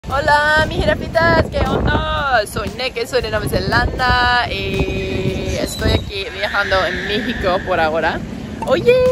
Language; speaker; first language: Spanish; non-native, learner; English